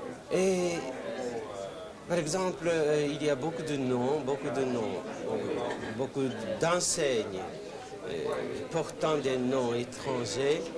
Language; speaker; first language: French; non-native, fluent; Japanese